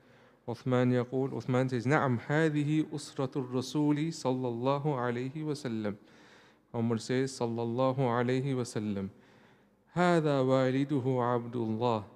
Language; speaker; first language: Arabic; non-native, fluent; English